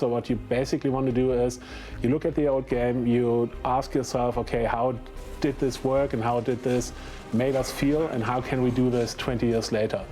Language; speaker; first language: English; non-native, fluent; German